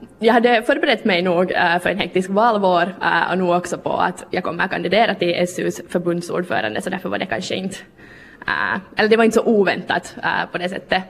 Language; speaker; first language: Swedish; native; Swedish